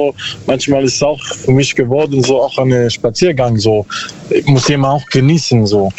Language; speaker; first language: German; non-native, learner; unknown